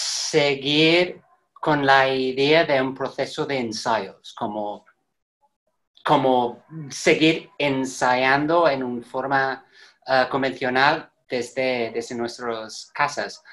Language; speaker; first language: Spanish; non-native, fluent; English